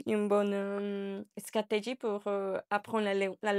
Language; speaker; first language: French; non-native, learner; Spanish